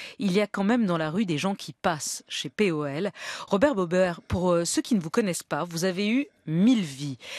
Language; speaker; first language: French; native; French